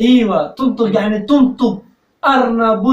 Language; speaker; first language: Arabic; native; Arabic